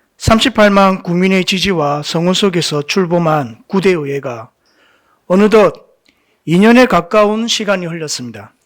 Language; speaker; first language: Korean; native; Korean